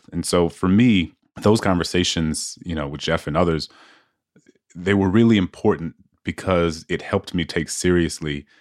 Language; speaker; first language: English; native; English